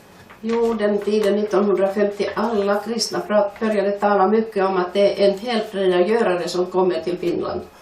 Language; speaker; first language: Swedish; non-native, fluent; Finnish